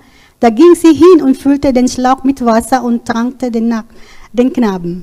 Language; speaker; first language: German; non-native, learner; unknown